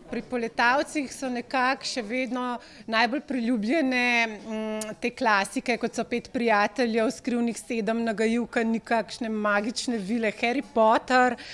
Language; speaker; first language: Slovenian; native; Slovenian